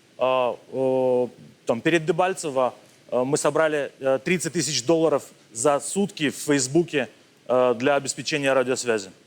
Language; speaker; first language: Russian; native; Russian